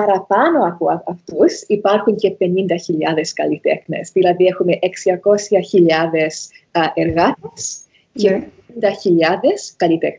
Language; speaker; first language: Greek; early bilingual, heritage; Greek